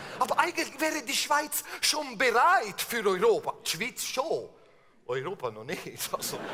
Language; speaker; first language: German; non-native, fluent; Italian